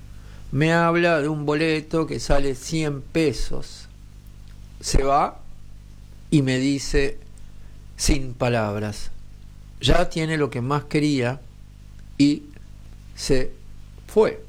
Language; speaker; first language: Spanish; native; Spanish